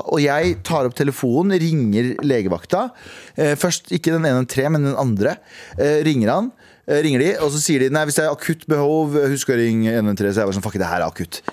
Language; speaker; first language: Norwegian; early bilingual, other home language; Kurdish